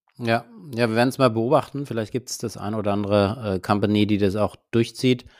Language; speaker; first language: German; native; German